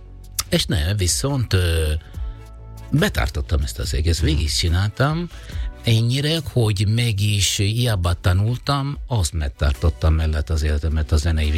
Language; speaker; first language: Hungarian; non-native, learner; Italian